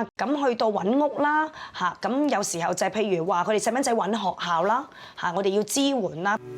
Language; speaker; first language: Cantonese; native; Cantonese